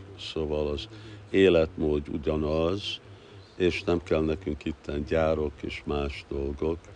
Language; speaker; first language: Hungarian; early bilingual, heritage; Hungarian